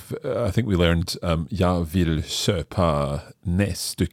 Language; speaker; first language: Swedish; non-native, learner; English